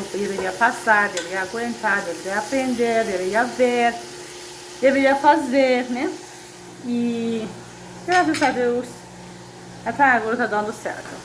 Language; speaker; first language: Portuguese; non-native, fluent; Persian